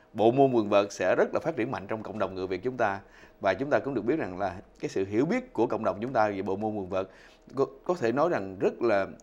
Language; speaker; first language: Vietnamese; native; Vietnamese